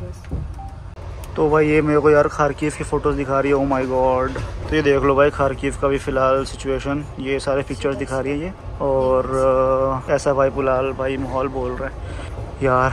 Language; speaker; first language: Hindi; native; Hindi